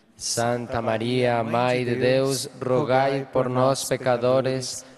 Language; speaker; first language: Portuguese; non-native, learner; Spanish